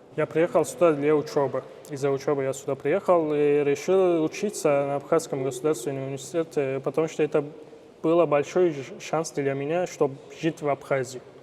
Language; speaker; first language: Russian; non-native, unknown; Turkish